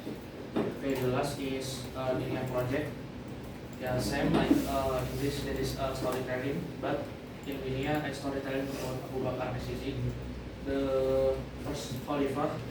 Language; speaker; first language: English; non-native, learner; Indonesian